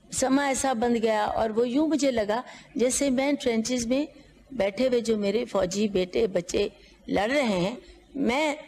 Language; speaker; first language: Urdu; non-native, local second language; Punjabi